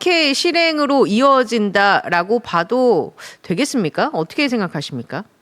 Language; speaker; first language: Korean; native; Korean